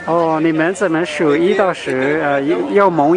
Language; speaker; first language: Chinese; non-native, learner; Hmong